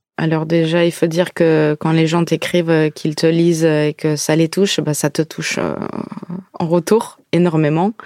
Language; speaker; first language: French; non-native, fluent; Ukrainian